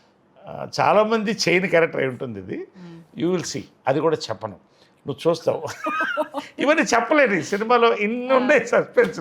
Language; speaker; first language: Telugu; native; Telugu